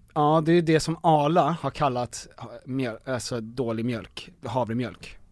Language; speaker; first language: Swedish; native; Swedish